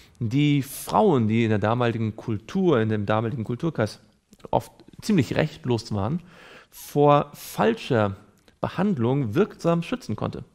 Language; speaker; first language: German; native; German